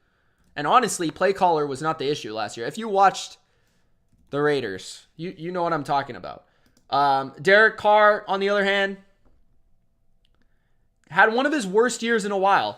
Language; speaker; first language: English; native; English